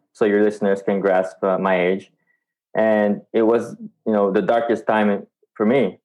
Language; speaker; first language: English; non-native, local second language; Filipino